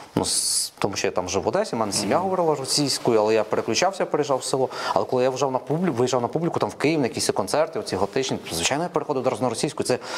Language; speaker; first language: Ukrainian; non-native, local second language; Russian